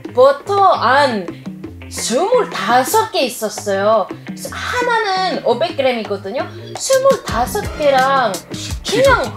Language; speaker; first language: Korean; non-native, fluent; French